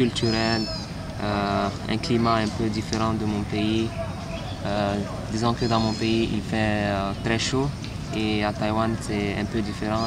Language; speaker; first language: French; non-native, local second language; Fula